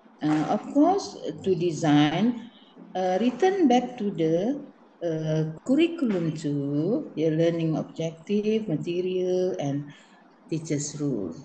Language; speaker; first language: English; non-native, learner; Indonesian